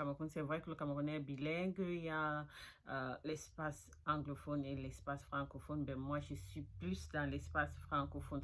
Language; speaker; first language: French; non-native, local second language; Fula